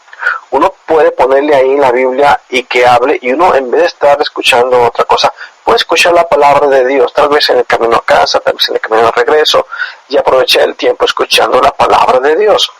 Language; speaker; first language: Spanish; native; Spanish